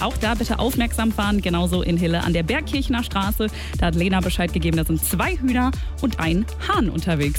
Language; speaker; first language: German; native; German